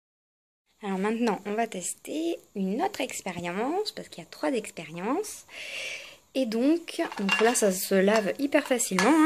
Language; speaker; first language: French; native; French